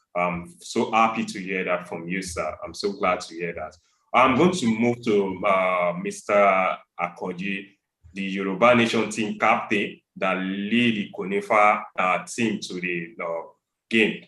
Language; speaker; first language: English; non-native, local second language; Yoruba